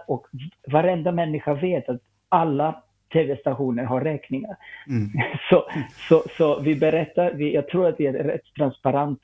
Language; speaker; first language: Swedish; non-native, fluent; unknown